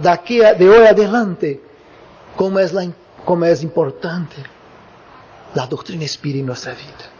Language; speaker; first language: Spanish; non-native, learner; Portuguese